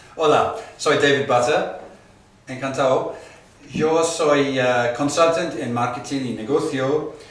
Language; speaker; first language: Spanish; non-native, fluent; English